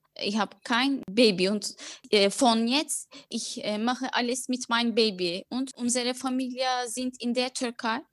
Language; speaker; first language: German; non-native, learner; Turkish